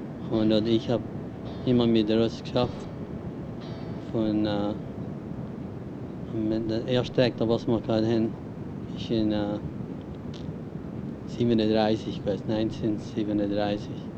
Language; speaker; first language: German; early bilingual, heritage; German